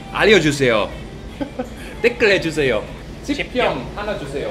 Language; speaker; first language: Korean; non-native, learner; German